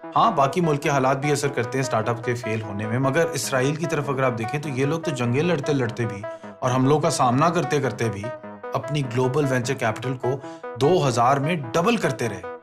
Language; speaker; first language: Urdu; native; Urdu